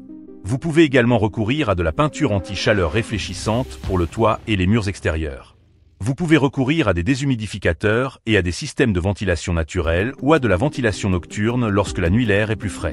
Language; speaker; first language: French; native; French